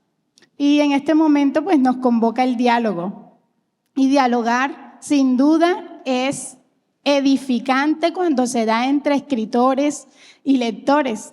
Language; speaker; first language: Spanish; native; Spanish